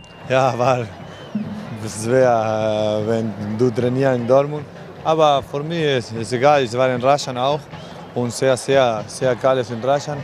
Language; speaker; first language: German; non-native, learner; Spanish